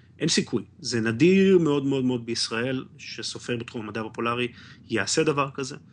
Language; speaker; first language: Hebrew; native; Hebrew